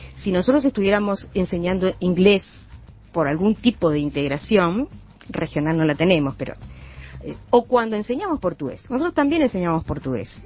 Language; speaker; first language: Spanish; native; Spanish